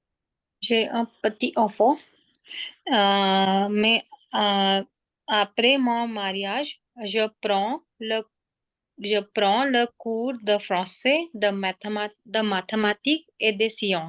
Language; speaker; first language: French; non-native, learner; Hindi